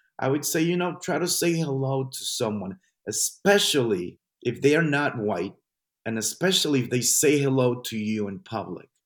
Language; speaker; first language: English; non-native, fluent; Spanish